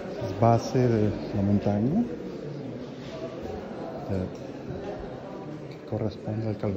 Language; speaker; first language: Spanish; early bilingual, heritage; Spanish